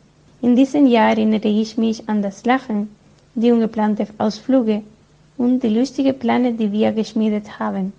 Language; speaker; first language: German; non-native, learner; Spanish